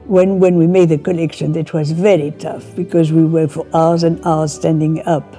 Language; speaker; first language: English; non-native, fluent; French